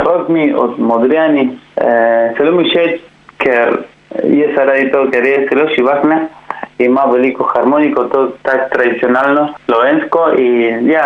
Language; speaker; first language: Slovenian; non-native, learner; Spanish